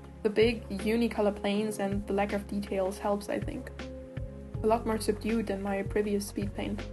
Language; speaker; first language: English; non-native, fluent; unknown